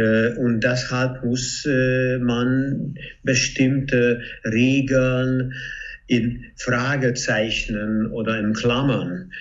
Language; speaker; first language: German; non-native, fluent; Hungarian